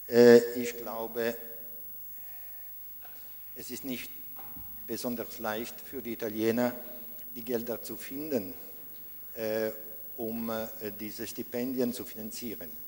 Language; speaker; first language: German; non-native, fluent; Italian